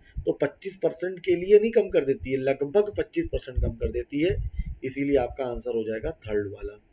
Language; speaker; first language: Hindi; native; Hindi